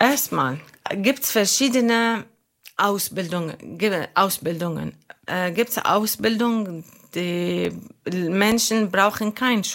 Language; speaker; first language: German; non-native, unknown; Arabic